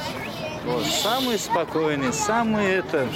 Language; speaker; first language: Russian; non-native, local second language; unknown